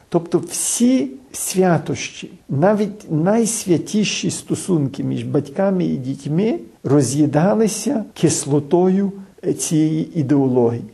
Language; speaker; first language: Ukrainian; early bilingual, heritage; Ukrainian